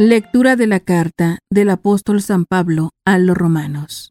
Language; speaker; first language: Spanish; native; Spanish